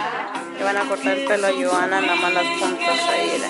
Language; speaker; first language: Spanish; early bilingual, heritage; Spanish